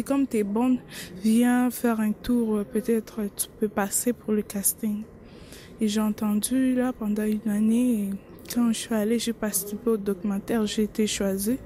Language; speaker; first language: French; non-native, local second language; Lingala